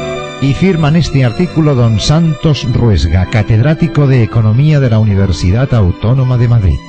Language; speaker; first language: Spanish; native; Spanish